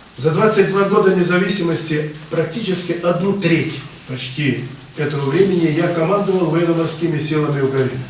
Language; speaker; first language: Russian; non-native, local second language; Ukrainian